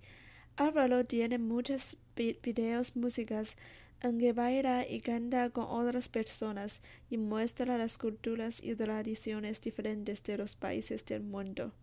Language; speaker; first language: Spanish; non-native, learner; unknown